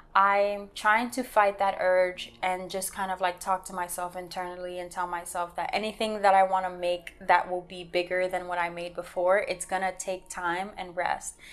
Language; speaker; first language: English; native; English